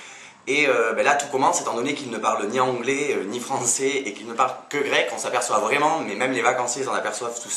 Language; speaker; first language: French; native; French